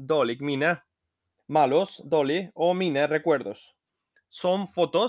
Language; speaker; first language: Norwegian; non-native, fluent; Spanish